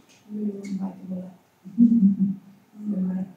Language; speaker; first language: Finnish; non-native, learner; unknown